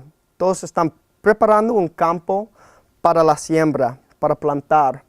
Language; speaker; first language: Spanish; non-native, fluent; English